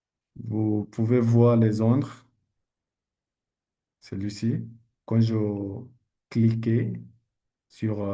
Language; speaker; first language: French; non-native, learner; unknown